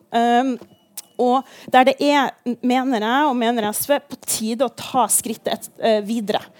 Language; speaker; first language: Norwegian; native; Norwegian